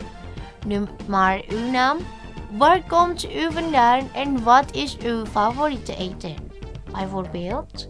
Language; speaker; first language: Dutch; non-native, fluent; Indonesian